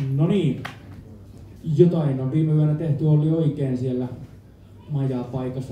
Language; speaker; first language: Finnish; native; Finnish